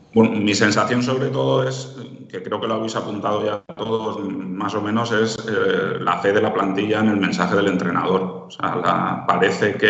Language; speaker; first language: Spanish; native; Spanish